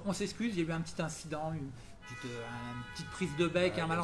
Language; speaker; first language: French; native; French